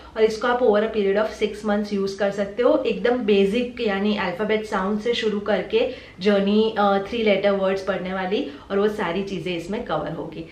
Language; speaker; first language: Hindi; non-native, local second language; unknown